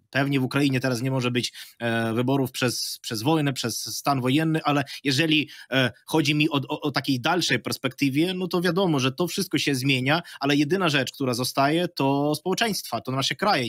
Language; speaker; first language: Polish; non-native, fluent; Ukrainian